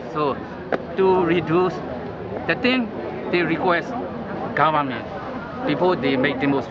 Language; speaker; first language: English; non-native, learner; Burmese